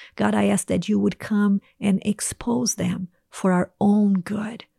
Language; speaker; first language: English; non-native, fluent; Portuguese